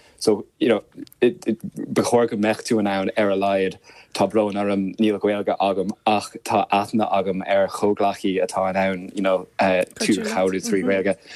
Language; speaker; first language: Irish; non-native, local second language; English